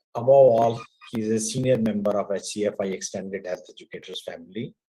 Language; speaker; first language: English; non-native, local second language; Hindi